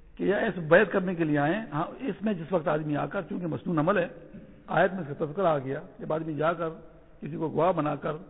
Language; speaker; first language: Urdu; non-native, local second language; Pashto